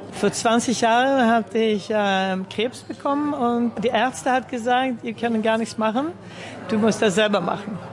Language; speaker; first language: German; early bilingual, heritage; Swedish